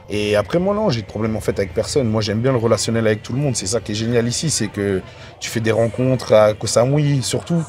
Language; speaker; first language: French; native; French